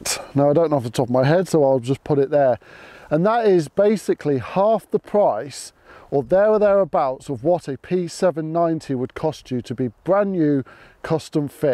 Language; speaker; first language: English; native; English